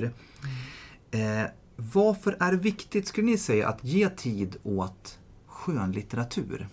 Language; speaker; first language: Swedish; native; Swedish